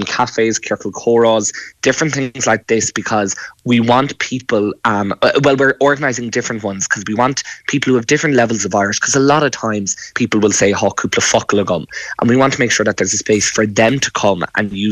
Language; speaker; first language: English; native; English